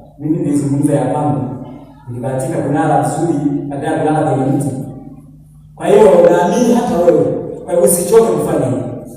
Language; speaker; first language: Swahili; native; Swahili